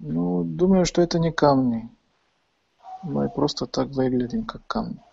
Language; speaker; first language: Russian; non-native, fluent; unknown